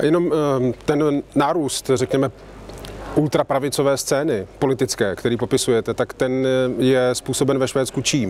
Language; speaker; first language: Czech; native; Czech